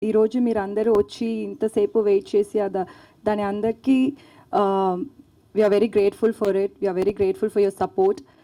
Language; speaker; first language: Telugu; non-native, learner; Tamil